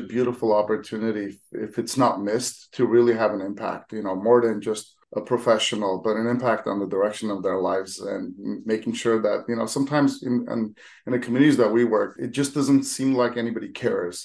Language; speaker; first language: English; early bilingual, other home language; Armenian